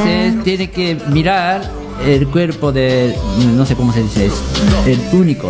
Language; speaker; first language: Spanish; non-native, learner; Japanese